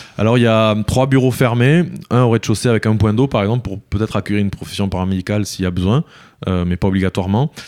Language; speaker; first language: French; native; French